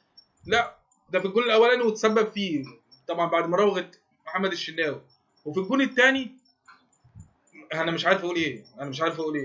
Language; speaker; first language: Arabic; native; Arabic